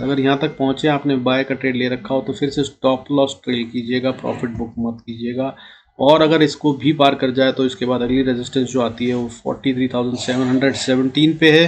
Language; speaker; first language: Hindi; native; Hindi